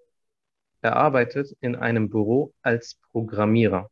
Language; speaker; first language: German; non-native, fluent; Arabic